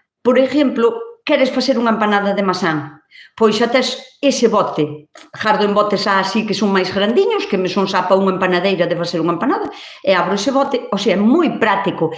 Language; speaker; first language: Galician; native; Galician